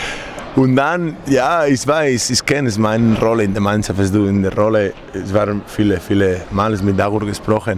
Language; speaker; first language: German; non-native, learner; Spanish